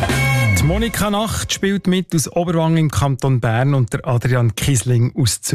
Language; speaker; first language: German; native; German